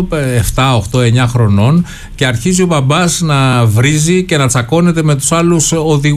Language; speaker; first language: Greek; native; Greek